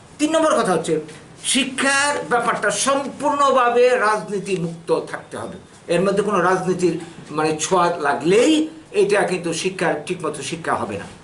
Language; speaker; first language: Bangla; native; Bangla